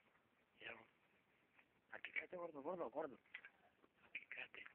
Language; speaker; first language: Spanish; native; Spanish